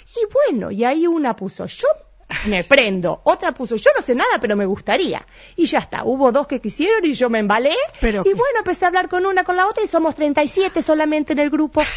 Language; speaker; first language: Spanish; native; Spanish